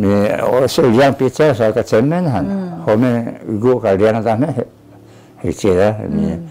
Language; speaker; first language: Chinese; non-native, local second language; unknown